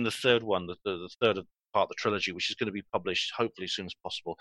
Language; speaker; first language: English; native; English